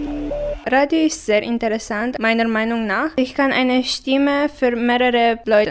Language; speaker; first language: German; non-native, learner; Romanian